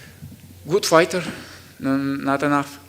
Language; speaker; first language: English; non-native, learner; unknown